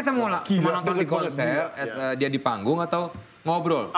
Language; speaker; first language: Indonesian; native; Indonesian